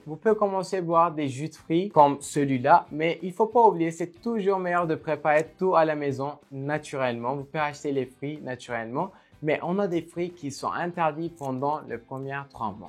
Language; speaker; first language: French; non-native, fluent; Turkish